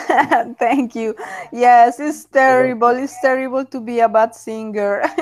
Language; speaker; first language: English; non-native, fluent; Spanish